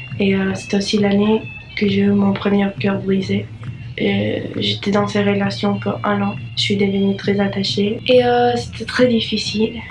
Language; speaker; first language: French; non-native, fluent; English